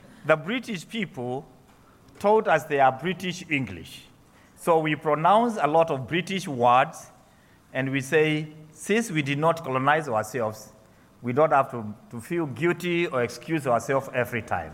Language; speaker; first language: English; non-native, local second language; Kikuyu